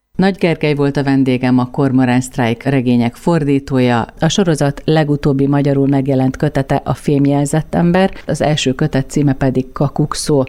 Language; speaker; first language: Hungarian; native; Hungarian